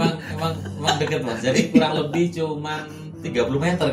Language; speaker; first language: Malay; non-native, local second language; Javanese